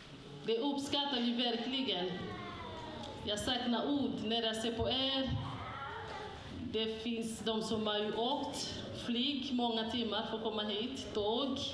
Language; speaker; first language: Swedish; non-native, fluent; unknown